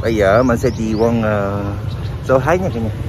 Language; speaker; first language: Vietnamese; non-native, learner; Korean